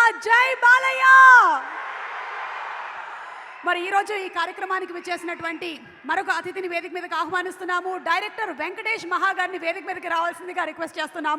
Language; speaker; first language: Telugu; native; Telugu